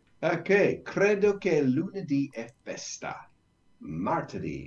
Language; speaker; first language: Italian; non-native, learner; English